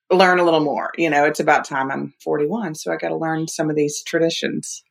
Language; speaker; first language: English; native; English